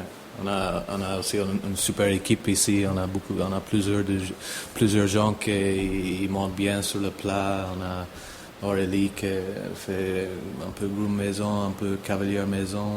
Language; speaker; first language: French; non-native, fluent; English